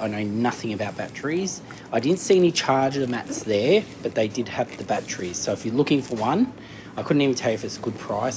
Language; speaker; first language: English; native; English